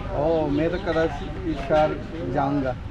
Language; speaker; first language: Hindi; non-native, learner; Bangla